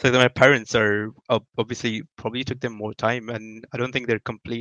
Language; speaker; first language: English; non-native, local second language; Urdu